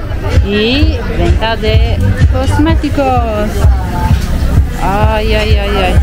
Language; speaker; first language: Spanish; non-native, fluent; Italian